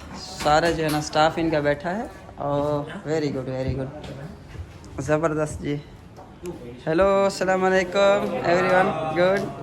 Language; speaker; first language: Urdu; non-native, local second language; Saraiki